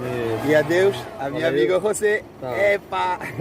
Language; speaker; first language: Portuguese; non-native, learner; French